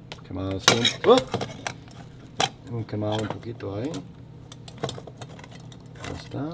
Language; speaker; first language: Spanish; non-native, learner; English